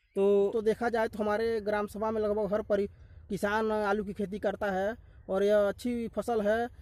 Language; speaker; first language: Hindi; native; Hindi